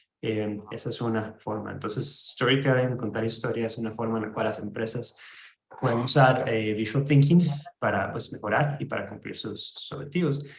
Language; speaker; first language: Spanish; native; Spanish